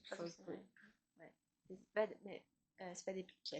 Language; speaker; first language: French; non-native, learner; Chinese